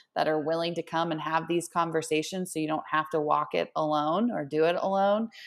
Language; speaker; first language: English; native; English